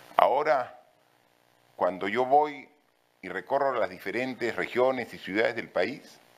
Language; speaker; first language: Spanish; native; Spanish